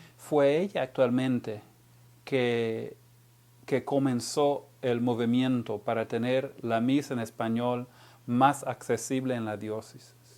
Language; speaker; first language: Spanish; non-native, fluent; English